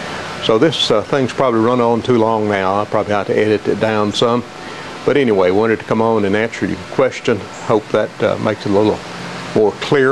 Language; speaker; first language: English; native; English